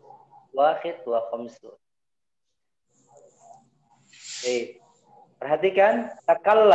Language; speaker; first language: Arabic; non-native, fluent; Indonesian